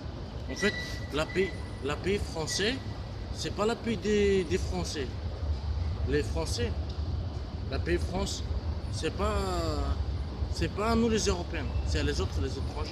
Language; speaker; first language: French; non-native, fluent; Bulgarian